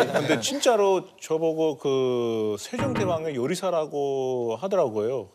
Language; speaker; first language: Korean; non-native, fluent; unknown